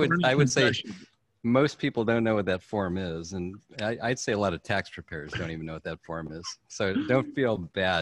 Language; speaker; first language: English; native; English